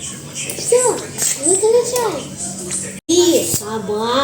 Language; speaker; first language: Russian; early bilingual, heritage; Russian